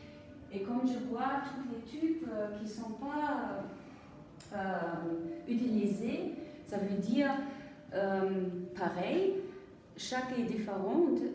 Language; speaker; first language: French; non-native, fluent; German